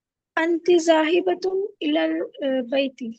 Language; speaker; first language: Arabic; non-native, learner; Urdu